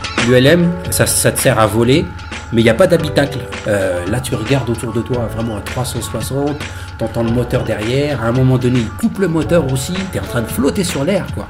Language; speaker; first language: French; native; French